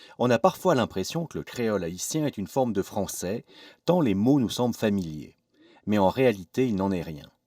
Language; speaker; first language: French; native; French